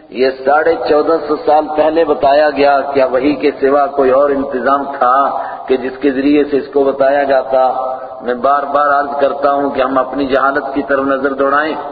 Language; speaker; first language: Urdu; non-native, local second language; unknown